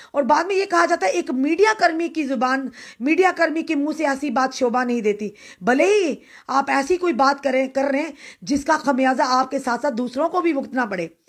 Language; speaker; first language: Hindi; native; Hindi